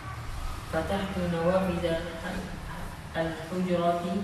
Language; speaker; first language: Arabic; non-native, learner; Indonesian